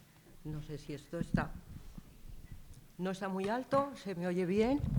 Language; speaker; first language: Spanish; native; Spanish